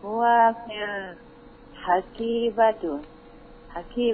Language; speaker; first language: Arabic; non-native, learner; Indonesian